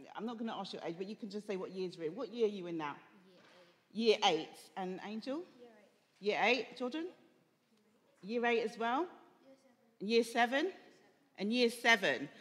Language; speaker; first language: English; native; English